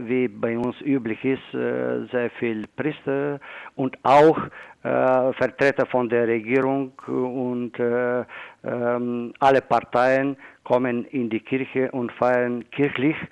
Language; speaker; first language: German; non-native, fluent; Bulgarian